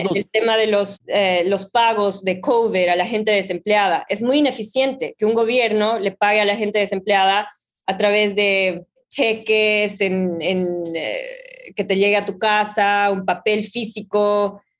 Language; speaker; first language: Spanish; native; Spanish